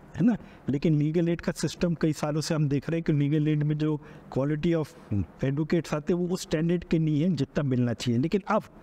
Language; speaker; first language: Hindi; native; Hindi